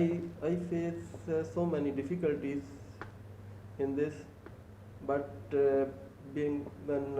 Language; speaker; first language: English; non-native, learner; Urdu